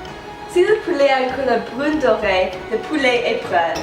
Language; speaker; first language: French; non-native, learner; English